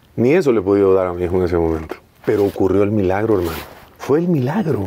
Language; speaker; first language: Spanish; native; Spanish